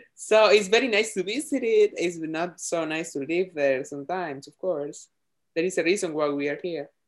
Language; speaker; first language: English; non-native, fluent; Spanish